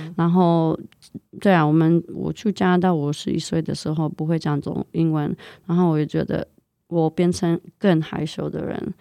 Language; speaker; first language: Chinese; non-native, fluent; English